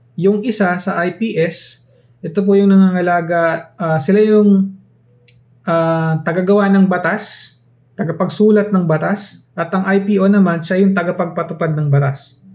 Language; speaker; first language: Filipino; non-native, local second language; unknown